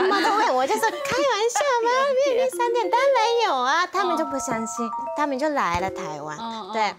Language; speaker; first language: Chinese; non-native, fluent; Japanese